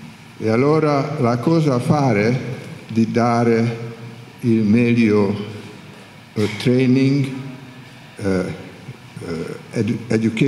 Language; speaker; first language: Italian; non-native, learner; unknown